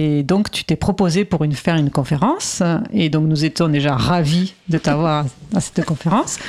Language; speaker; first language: French; native; French